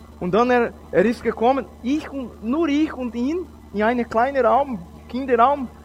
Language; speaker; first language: German; non-native, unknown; Portuguese